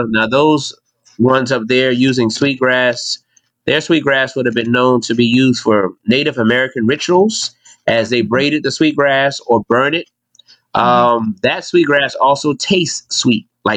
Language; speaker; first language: English; native; English